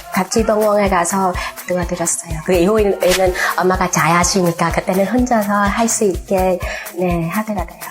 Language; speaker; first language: Korean; non-native, fluent; Vietnamese